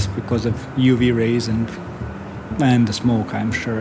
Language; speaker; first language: English; non-native, fluent; Bosnian